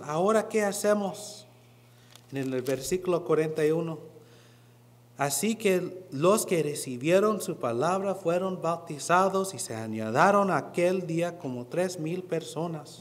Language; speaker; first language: Spanish; non-native, learner; English